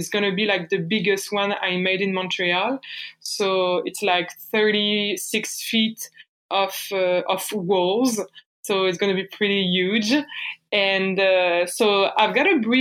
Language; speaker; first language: English; non-native, fluent; French